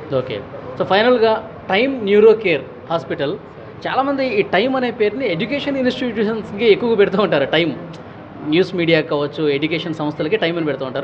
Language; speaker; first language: Telugu; native; Telugu